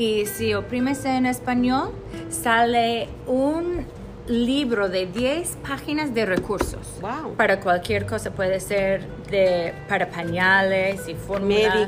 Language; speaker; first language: Spanish; non-native, fluent; English